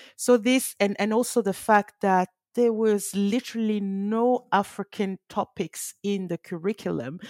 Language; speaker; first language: English; early bilingual, other home language; French